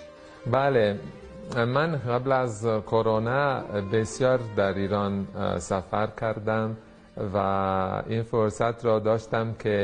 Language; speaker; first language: Persian; non-native, fluent; Italian